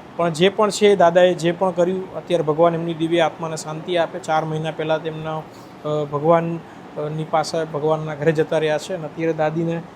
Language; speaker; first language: Gujarati; native; Gujarati